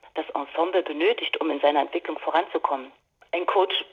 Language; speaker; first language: German; native; German